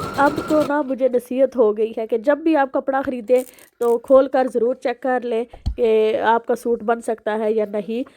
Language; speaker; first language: Urdu; non-native, local second language; Pahari-Potwari